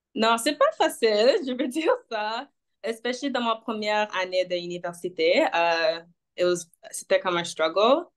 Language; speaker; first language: French; non-native, local second language; English